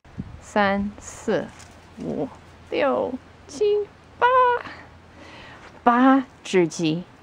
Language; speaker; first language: Chinese; non-native, fluent; English